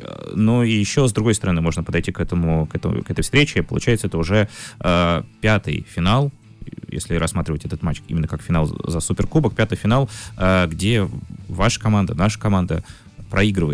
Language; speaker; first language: Russian; native; Russian